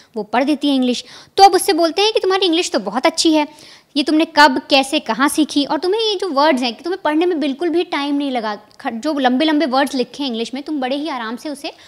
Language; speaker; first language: Hindi; native; Hindi